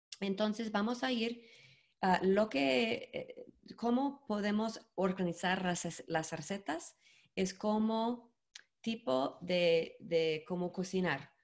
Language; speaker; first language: Spanish; non-native, learner; English